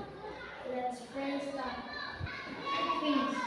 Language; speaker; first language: English; non-native, learner; Indonesian